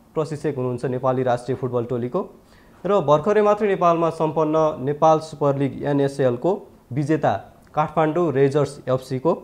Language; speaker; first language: Nepali; native; Nepali